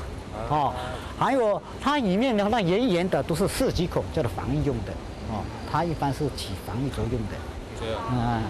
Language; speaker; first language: Chinese; native; Chinese